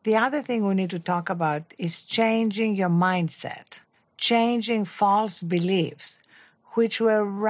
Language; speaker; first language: English; non-native, fluent; Greek